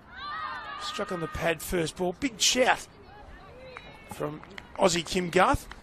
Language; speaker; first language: English; native; English